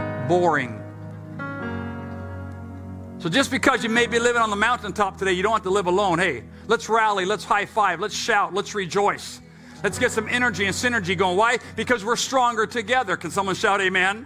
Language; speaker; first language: English; native; English